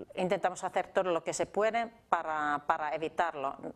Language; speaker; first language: Spanish; non-native, fluent; Finnish